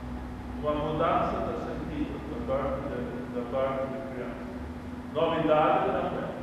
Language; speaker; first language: Portuguese; non-native, learner; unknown